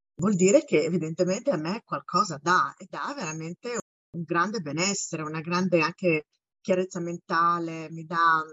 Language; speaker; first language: Italian; native; Italian